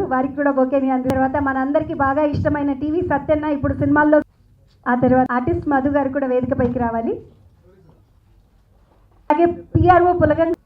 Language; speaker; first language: Telugu; native; Telugu